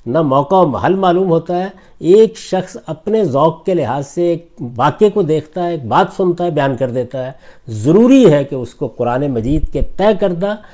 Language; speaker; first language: Urdu; non-native, local second language; Punjabi